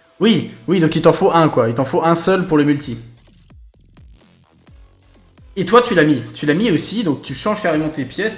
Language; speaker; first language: French; native; French